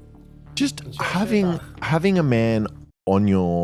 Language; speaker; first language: English; native; English